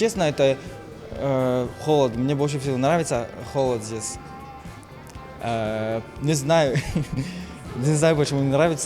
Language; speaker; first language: Russian; non-native, fluent; French